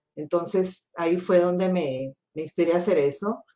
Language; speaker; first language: Spanish; native; Spanish